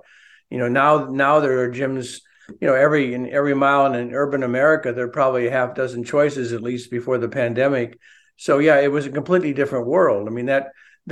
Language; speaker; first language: English; native; English